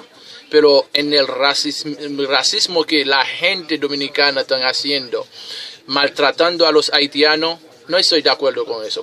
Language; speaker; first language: Spanish; non-native, fluent; Haitian Creole